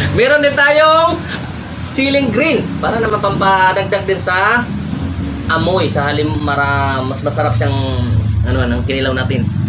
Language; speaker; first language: Filipino; non-native, local second language; Cebuano